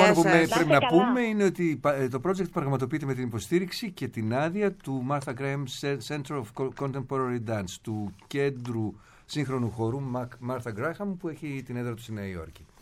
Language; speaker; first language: Greek; native; Greek